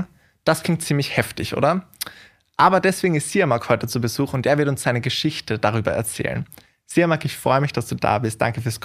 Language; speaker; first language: German; native; German